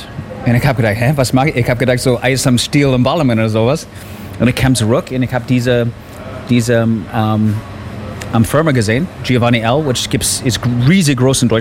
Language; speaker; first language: German; non-native, fluent; English